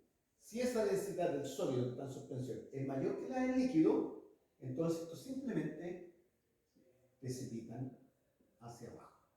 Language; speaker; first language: Spanish; native; Spanish